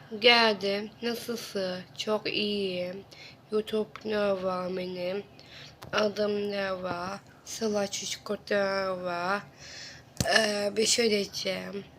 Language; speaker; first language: Turkish; non-native, learner; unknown